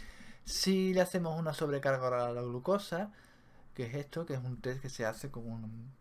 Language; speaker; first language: Spanish; native; Spanish